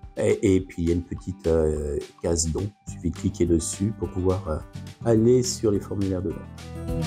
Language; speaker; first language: French; native; French